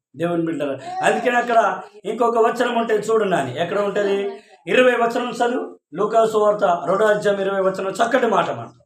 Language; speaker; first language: Telugu; non-native, local second language; Koya